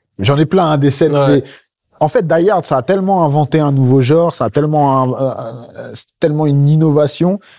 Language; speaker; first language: French; native; French